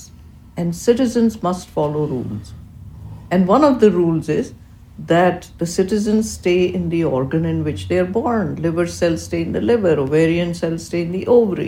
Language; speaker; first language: English; non-native, local second language; Urdu